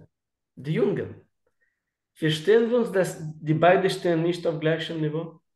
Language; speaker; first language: German; non-native, learner; Russian